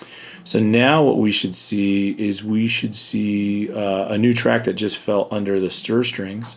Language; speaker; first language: English; native; English